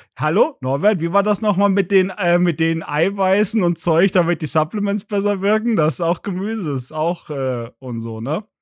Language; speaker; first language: German; native; German